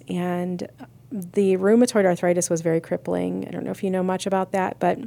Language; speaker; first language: English; native; English